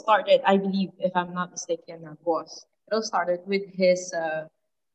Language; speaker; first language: English; non-native, local second language; Filipino